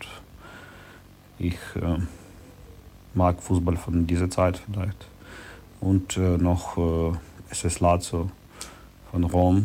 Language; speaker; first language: German; non-native, learner; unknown